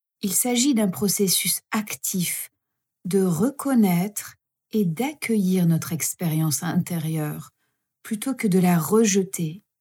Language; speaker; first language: French; native; French